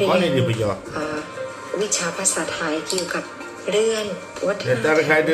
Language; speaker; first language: Thai; non-native, fluent; Burmese